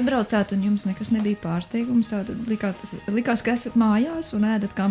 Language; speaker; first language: Latvian; native; Latvian